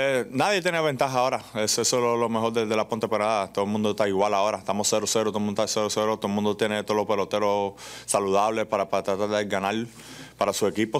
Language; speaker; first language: Spanish; early bilingual, heritage; Spanish